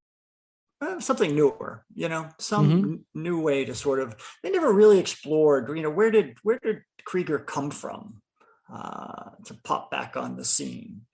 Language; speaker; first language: English; native; English